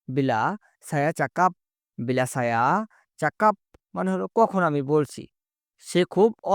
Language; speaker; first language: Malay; non-native, fluent; Bangla